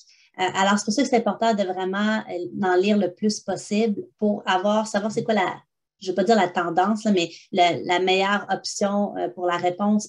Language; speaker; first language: French; native; French